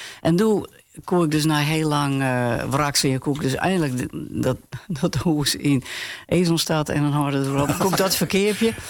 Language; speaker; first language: Dutch; non-native, local second language; Western Frisian